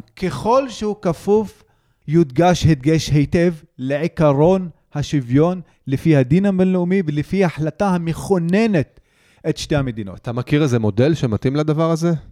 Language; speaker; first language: Hebrew; non-native, local second language; Arabic